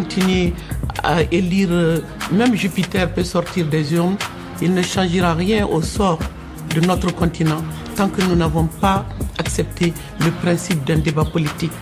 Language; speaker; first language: French; non-native, local second language; Bambara